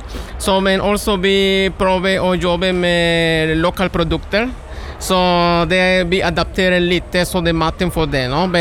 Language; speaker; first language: Norwegian; non-native, learner; Spanish